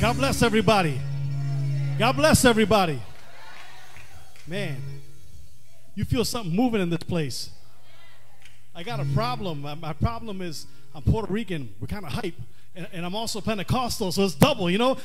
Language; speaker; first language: English; non-native, local second language; Spanish